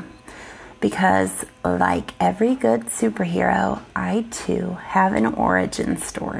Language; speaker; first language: English; native; English